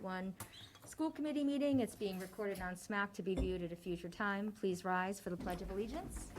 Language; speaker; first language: English; native; English